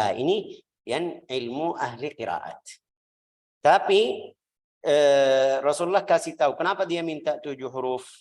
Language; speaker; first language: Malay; non-native, fluent; Arabic